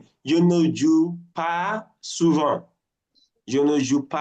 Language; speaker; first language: French; non-native, fluent; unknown